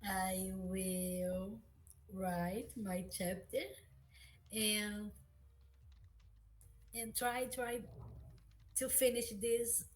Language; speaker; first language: English; non-native, learner; Portuguese